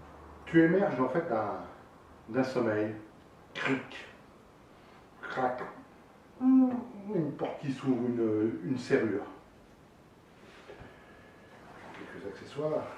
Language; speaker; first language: French; native; French